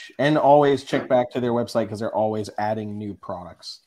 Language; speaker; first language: English; native; English